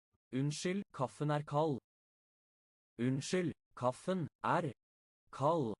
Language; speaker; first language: Norwegian; non-native, learner; English